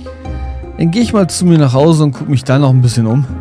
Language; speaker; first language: German; native; German